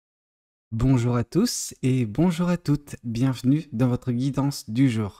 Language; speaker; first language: French; native; French